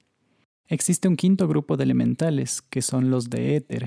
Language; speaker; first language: Spanish; native; Spanish